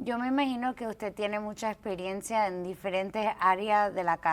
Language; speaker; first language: Spanish; early bilingual, heritage; Spanish